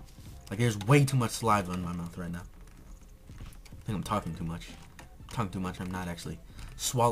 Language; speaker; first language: English; native; English